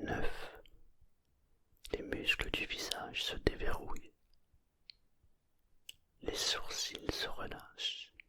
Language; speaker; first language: French; native; French